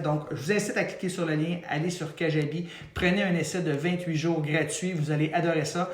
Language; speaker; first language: French; native; French